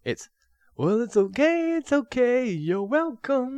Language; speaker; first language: English; native; English